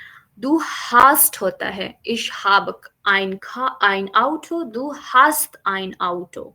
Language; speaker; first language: German; non-native, fluent; Urdu